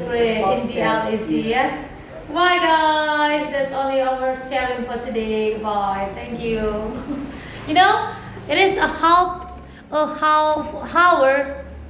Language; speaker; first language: English; non-native, learner; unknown